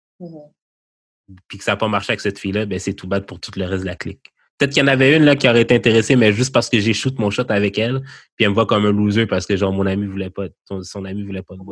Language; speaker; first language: French; native; French